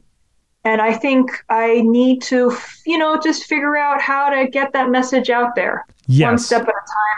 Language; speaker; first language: English; non-native, local second language; Cantonese